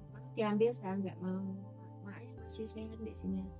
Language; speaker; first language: Indonesian; non-native, local second language; Javanese